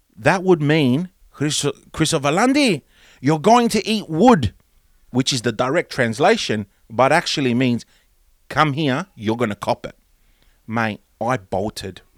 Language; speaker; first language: English; early bilingual, other home language; Greek